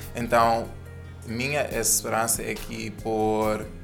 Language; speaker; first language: Portuguese; non-native, fluent; English